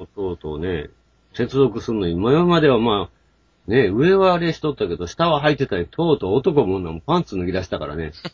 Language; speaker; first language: Japanese; native; Japanese